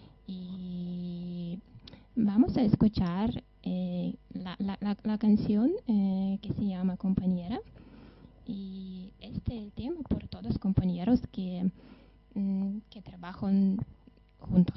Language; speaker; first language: Spanish; non-native, learner; Russian